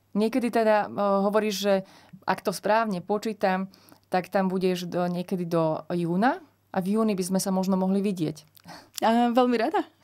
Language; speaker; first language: Slovak; native; Slovak